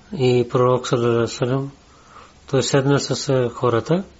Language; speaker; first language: Bulgarian; non-native, learner; Urdu